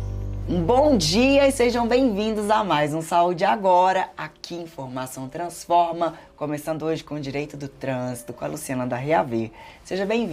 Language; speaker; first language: Portuguese; native; Portuguese